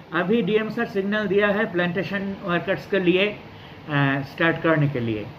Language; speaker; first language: Hindi; non-native, local second language; Nepali